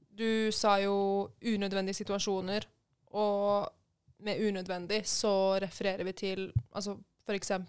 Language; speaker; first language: Norwegian; early bilingual, other home language; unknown